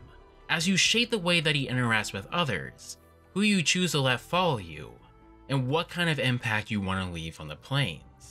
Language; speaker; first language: English; native; English